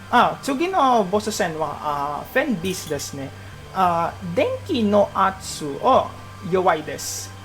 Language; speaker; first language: Japanese; non-native, learner; Filipino